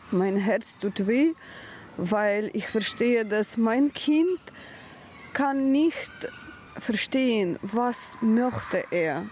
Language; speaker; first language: German; non-native, learner; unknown